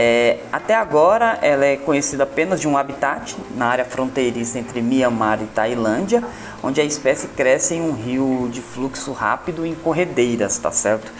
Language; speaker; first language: Portuguese; native; Portuguese